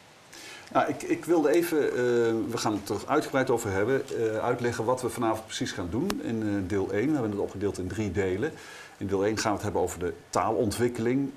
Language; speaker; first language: Dutch; native; Dutch